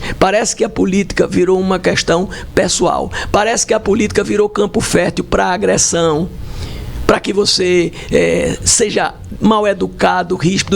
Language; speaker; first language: Portuguese; native; Portuguese